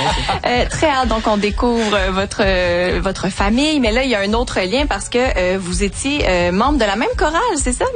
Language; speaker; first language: French; native; French